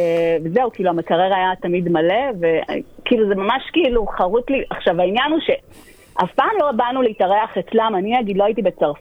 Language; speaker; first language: Hebrew; native; Hebrew